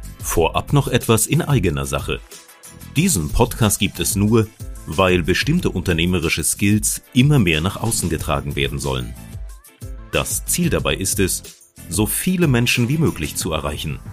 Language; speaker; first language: German; native; German